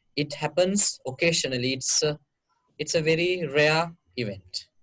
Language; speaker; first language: English; non-native, local second language; Sinhala